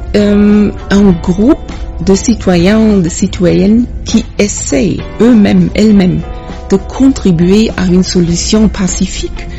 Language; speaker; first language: French; non-native, fluent; German